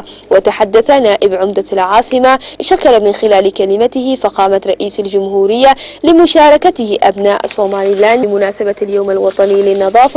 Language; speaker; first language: Arabic; non-native, local second language; Somali